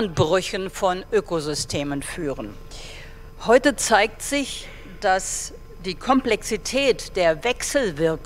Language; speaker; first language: German; native; German